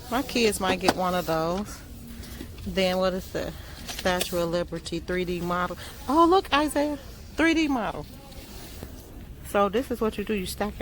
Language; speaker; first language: English; native; English